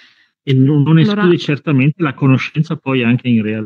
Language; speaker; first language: Italian; native; Italian